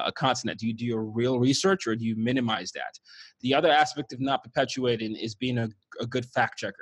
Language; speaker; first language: English; non-native, local second language; Yoruba